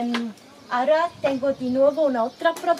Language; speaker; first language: Spanish; non-native, learner; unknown